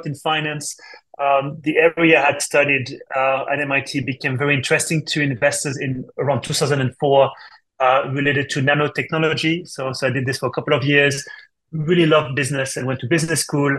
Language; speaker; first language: English; non-native, fluent; French